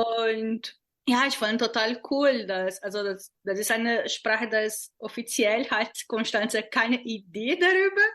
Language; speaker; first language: German; non-native, fluent; Portuguese